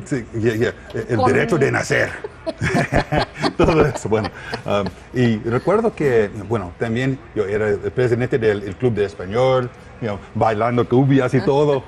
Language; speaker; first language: Spanish; non-native, learner; English